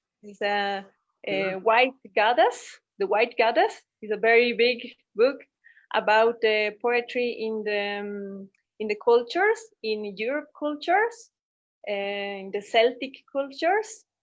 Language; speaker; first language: English; non-native, fluent; Spanish